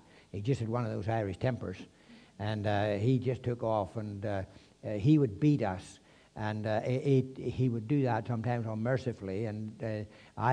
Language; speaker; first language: English; native; English